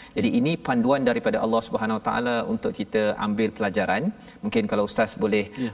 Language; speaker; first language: Malay; native; Malay